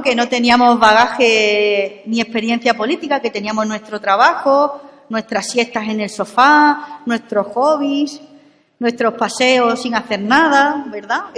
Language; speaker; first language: Spanish; native; Spanish